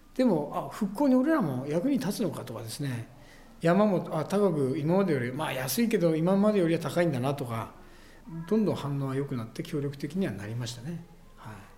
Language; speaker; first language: Japanese; native; Japanese